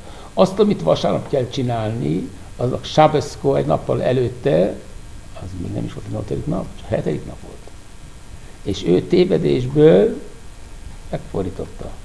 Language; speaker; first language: Hungarian; non-native, fluent; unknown